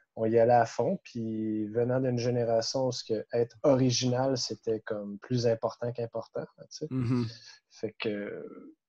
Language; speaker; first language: French; native; French